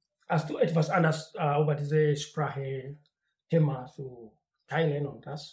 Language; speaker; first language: German; non-native, learner; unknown